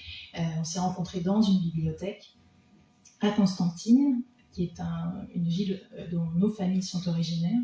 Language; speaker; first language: French; native; French